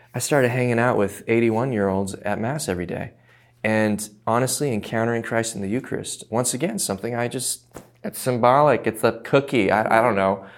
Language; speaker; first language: English; early bilingual, other home language; Korean